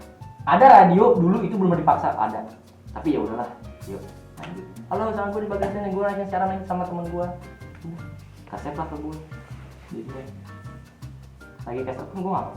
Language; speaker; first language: Indonesian; native; Indonesian